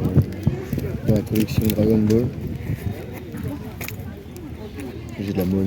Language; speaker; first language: French; native; French